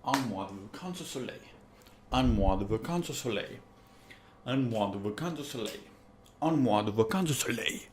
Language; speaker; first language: French; non-native, learner; Spanish